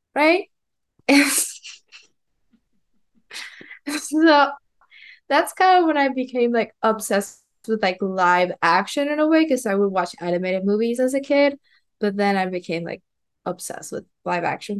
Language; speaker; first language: English; non-native, fluent; Spanish